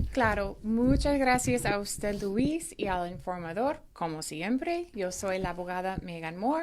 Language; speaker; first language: Spanish; non-native, fluent; English